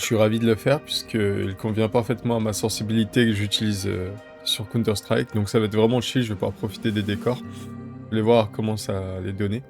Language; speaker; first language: French; native; French